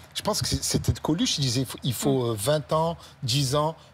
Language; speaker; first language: French; native; French